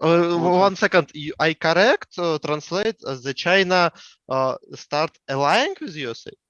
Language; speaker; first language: English; non-native, learner; Russian